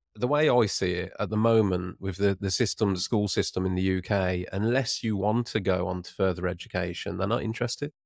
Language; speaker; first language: English; native; English